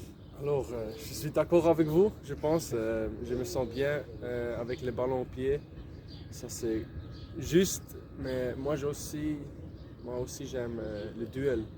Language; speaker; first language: French; non-native, local second language; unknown